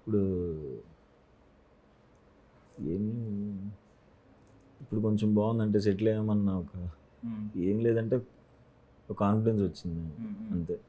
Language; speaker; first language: Telugu; native; Telugu